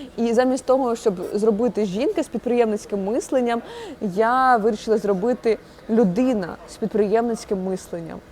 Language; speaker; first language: Ukrainian; non-native, local second language; Russian